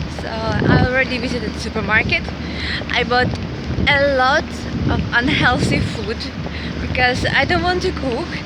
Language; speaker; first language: English; non-native, learner; Russian